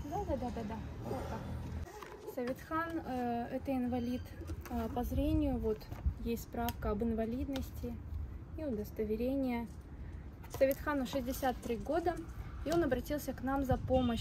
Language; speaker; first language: Russian; native; Russian